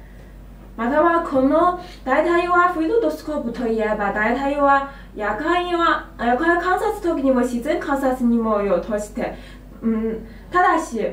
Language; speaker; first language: Japanese; non-native, learner; Chinese